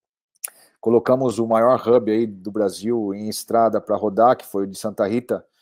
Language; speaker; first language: Portuguese; native; Portuguese